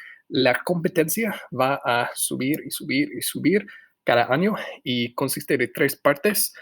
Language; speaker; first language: Spanish; non-native, fluent; English